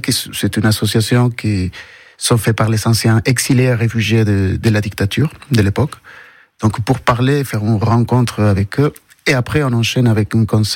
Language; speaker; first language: French; non-native, fluent; Spanish